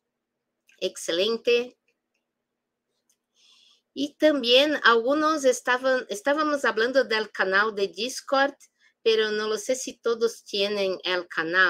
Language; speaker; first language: Spanish; non-native, fluent; Portuguese